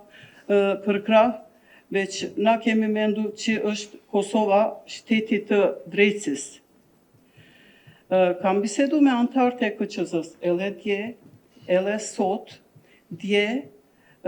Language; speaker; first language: Albanian; non-native, local second language; Turkish